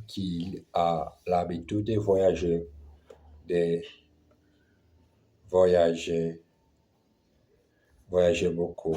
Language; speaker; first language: French; non-native, learner; German